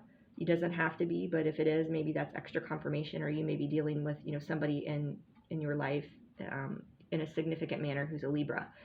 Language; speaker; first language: English; native; English